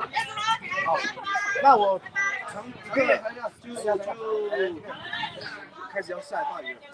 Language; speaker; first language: Chinese; early bilingual, heritage; Chinese